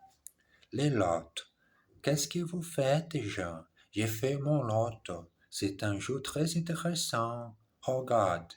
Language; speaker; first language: French; non-native, learner; English